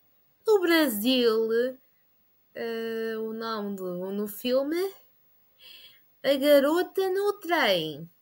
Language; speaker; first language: Portuguese; non-native, learner; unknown